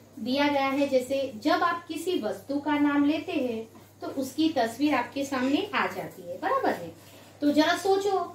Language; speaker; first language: Hindi; non-native, local second language; Gujarati